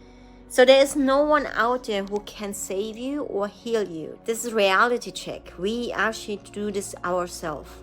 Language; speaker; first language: English; non-native, fluent; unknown